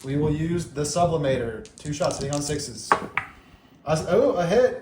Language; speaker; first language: English; native; English